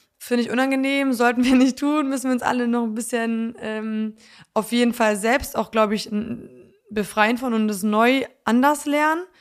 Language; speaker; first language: German; early bilingual, other home language; Polish